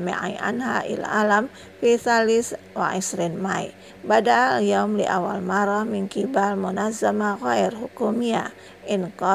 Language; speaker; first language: Arabic; non-native, fluent; Indonesian